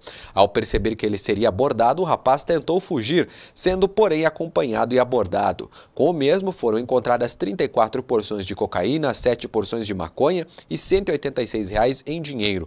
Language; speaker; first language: Portuguese; native; Portuguese